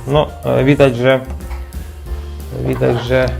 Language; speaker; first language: Polish; non-native, learner; Ukrainian